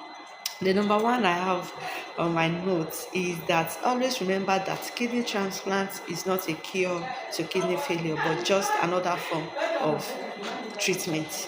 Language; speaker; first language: English; non-native, local second language; Yoruba